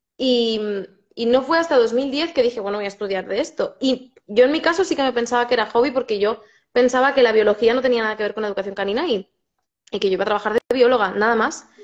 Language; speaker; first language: Spanish; native; Spanish